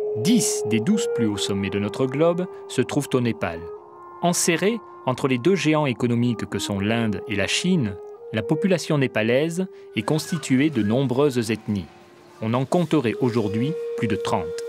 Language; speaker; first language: French; native; French